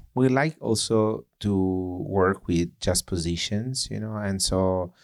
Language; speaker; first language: English; non-native, fluent; Italian